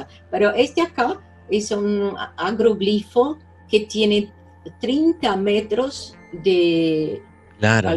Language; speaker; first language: Spanish; non-native, fluent; Portuguese